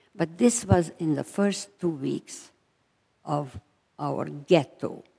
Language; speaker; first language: English; non-native, fluent; Hungarian